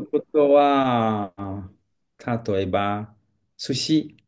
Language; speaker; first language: Japanese; non-native, learner; French